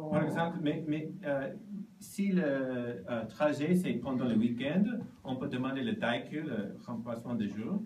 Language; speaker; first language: French; non-native, learner; Japanese